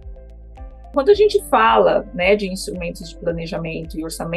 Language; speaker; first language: Portuguese; native; Portuguese